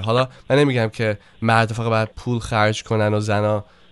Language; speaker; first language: Persian; early bilingual, heritage; Persian